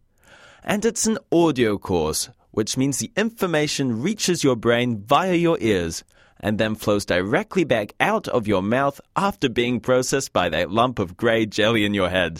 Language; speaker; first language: English; native; English